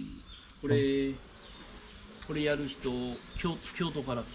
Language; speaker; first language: Japanese; non-native, learner; Javanese